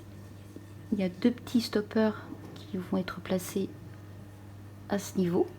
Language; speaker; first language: French; native; French